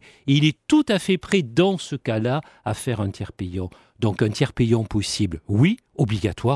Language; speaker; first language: French; native; French